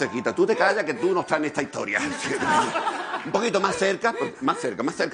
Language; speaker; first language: Spanish; native; Spanish